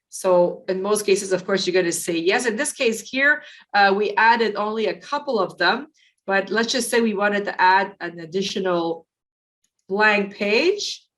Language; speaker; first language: English; native; English